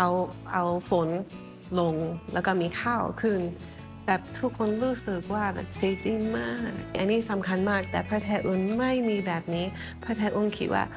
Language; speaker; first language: Thai; non-native, fluent; English